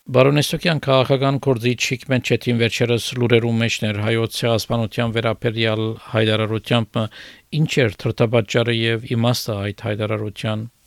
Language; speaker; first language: Armenian; early bilingual, heritage; Armenian